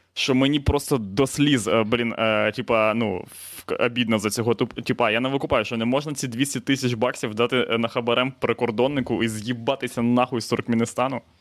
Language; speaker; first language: Ukrainian; non-native, local second language; Russian